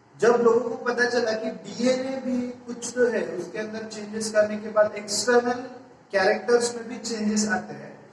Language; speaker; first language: Hindi; non-native, local second language; Marathi